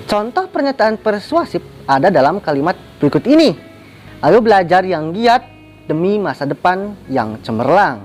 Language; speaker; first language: Indonesian; native; Indonesian